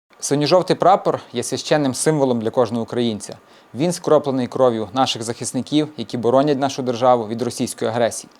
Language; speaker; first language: Ukrainian; native; Ukrainian